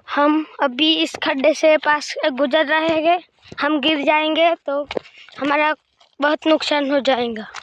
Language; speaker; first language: Hindi; non-native, local second language; Gujarati